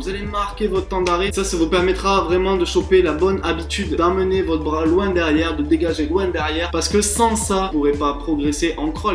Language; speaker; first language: French; native; French